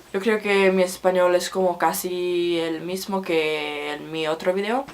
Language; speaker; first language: Spanish; non-native, learner; Finnish